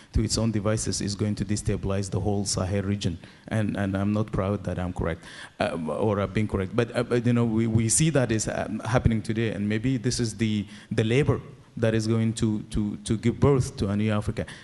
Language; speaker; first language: English; non-native, fluent; Arabic